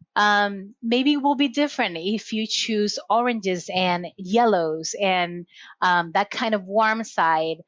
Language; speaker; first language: English; non-native, fluent; Spanish